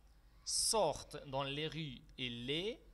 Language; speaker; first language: French; non-native, fluent; Arabic